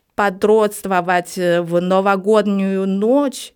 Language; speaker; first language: Russian; non-native, learner; Chinese